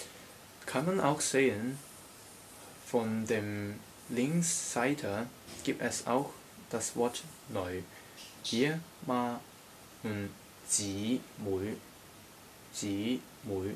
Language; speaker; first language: German; non-native, learner; Cantonese